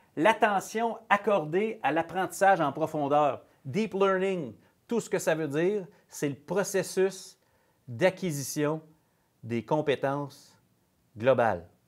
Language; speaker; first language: French; native; French